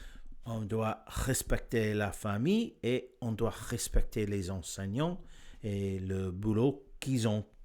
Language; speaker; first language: French; non-native, learner; English